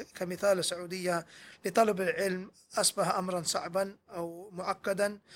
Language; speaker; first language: Arabic; non-native, fluent; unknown